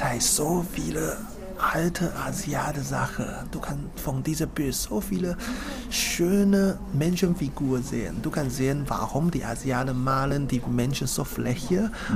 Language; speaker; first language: German; non-native, learner; Chinese